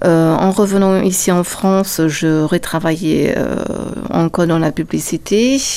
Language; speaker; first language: French; non-native, fluent; German